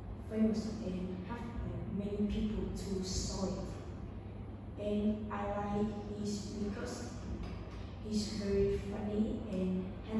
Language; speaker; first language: English; non-native, learner; Vietnamese